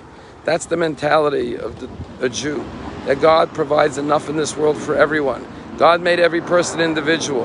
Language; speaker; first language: English; native; English